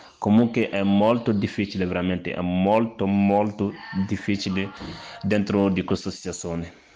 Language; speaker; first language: Italian; non-native, learner; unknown